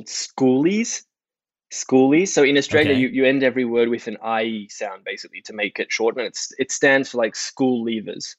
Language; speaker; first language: English; native; English